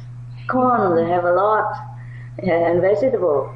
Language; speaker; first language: English; non-native, fluent; Vietnamese